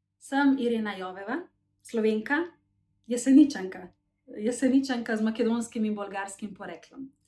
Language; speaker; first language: Slovenian; early bilingual, other home language; Macedonian